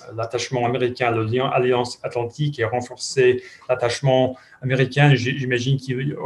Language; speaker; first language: French; non-native, fluent; English